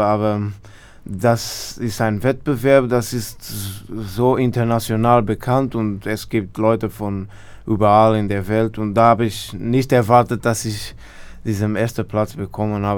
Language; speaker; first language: German; non-native, fluent; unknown